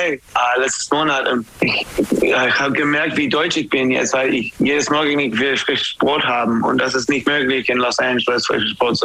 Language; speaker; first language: German; non-native, fluent; English